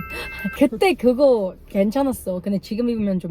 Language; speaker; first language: Korean; non-native, learner; English